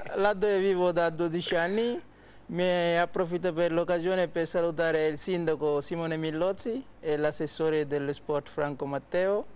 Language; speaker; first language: Italian; non-native, fluent; Wolof